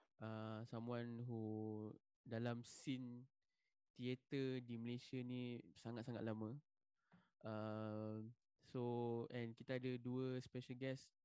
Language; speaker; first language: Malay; native; Malay